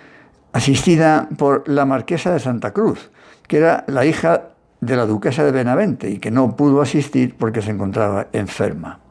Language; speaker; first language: Spanish; native; Spanish